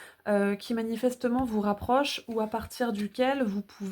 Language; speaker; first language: French; native; French